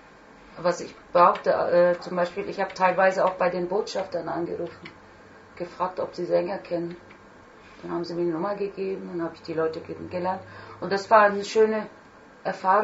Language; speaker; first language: German; non-native, fluent; Turkish